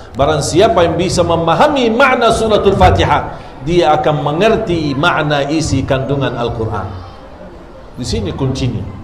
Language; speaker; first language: Indonesian; non-native, fluent; Arabic